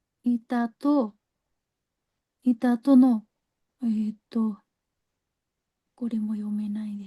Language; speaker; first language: Japanese; non-native, learner; Nepali